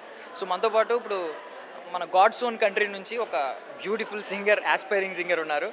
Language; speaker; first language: Telugu; native; Telugu